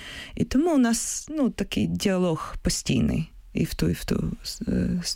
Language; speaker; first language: Ukrainian; non-native, fluent; English